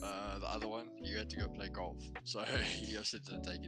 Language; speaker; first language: English; native; English